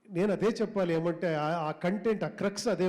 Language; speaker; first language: Telugu; non-native, local second language; Kannada